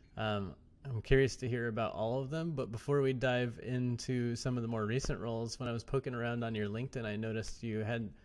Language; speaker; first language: English; native; English